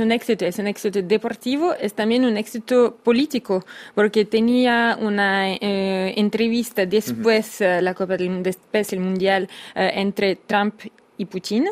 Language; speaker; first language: Spanish; non-native, fluent; Russian